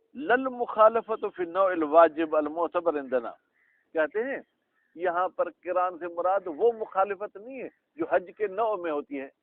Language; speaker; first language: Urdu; non-native, local second language; Sindhi